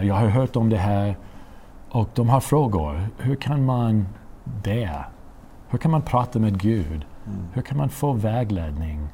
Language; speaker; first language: Swedish; non-native, fluent; English